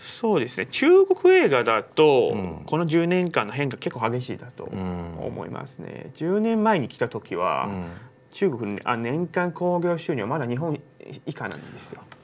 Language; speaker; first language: Japanese; non-native, fluent; Chinese